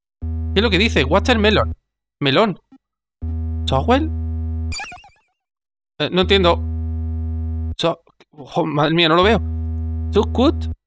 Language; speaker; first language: Spanish; native; Spanish